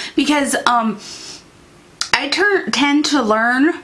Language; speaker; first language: English; native; English